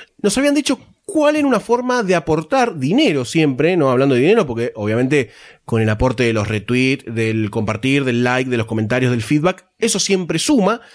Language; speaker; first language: Spanish; native; Spanish